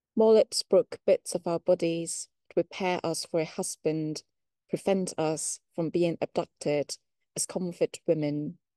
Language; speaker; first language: English; non-native, local second language; Cantonese